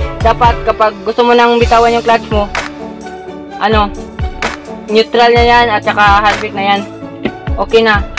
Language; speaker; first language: Filipino; non-native, local second language; Cebuano